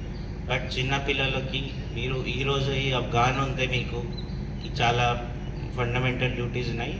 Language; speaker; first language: Telugu; non-native, learner; Hindi